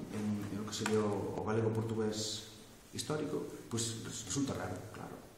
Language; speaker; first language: Galician; non-native, local second language; Spanish